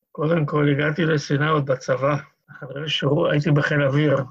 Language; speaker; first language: Hebrew; native; Hebrew